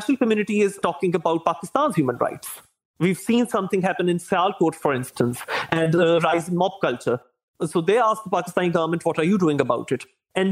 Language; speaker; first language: English; non-native, local second language; Urdu